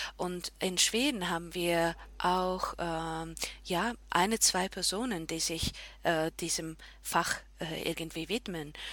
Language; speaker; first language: German; non-native, fluent; Slovak